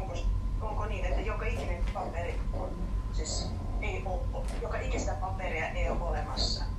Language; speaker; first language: Finnish; non-native, fluent; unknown